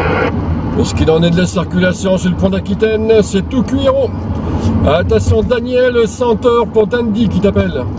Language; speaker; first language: French; native; French